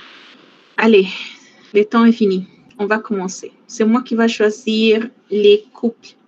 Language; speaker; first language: French; non-native, fluent; Spanish